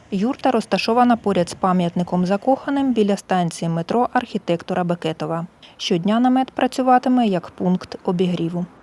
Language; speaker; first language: Ukrainian; native; Ukrainian